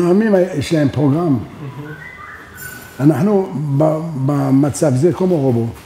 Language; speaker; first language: Hebrew; non-native, learner; French